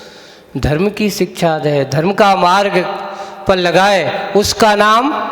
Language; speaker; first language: Hindi; native; Hindi